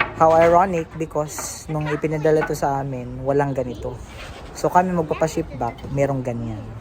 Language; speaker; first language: Filipino; non-native, local second language; Cebuano